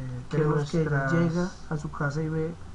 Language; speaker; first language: Spanish; native; Spanish